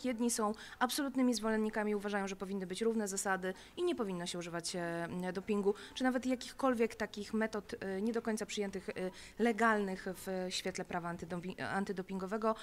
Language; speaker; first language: Polish; native; Polish